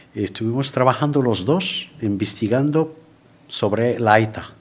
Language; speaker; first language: Spanish; non-native, fluent; Arabic